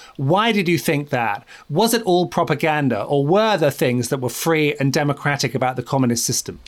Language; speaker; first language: English; native; English